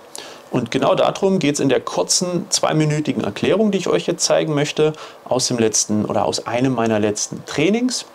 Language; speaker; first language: German; native; German